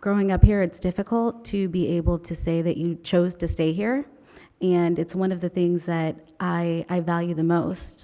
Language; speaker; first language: English; native; English